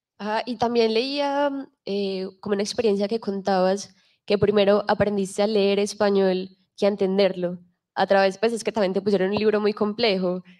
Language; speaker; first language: Spanish; native; Spanish